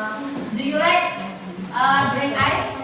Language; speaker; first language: English; non-native, learner; Indonesian